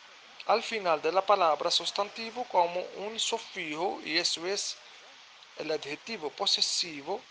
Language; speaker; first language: Spanish; non-native, fluent; Arabic